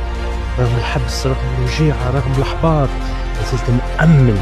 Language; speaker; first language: Arabic; native; Arabic